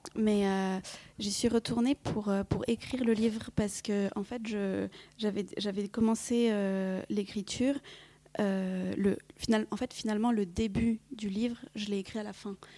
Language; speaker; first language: French; early bilingual, other home language; Vietnamese